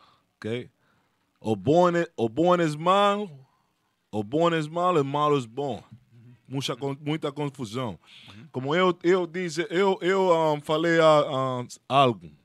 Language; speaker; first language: Portuguese; non-native, fluent; Spanish